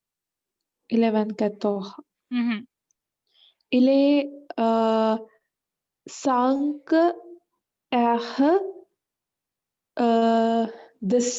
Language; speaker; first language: French; non-native, learner; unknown